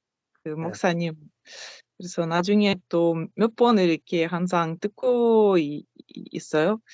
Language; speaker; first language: Korean; non-native, learner; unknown